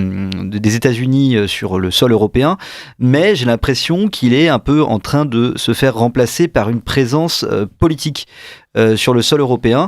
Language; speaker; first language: French; native; French